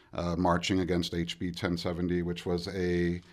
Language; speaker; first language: English; early bilingual, other home language; Spanish